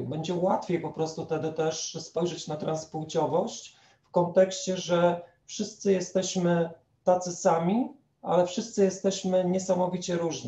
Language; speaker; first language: Polish; native; Polish